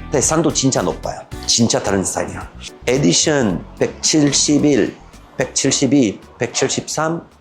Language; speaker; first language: Korean; non-native, learner; French